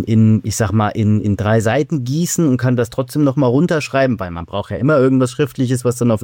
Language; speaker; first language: German; native; German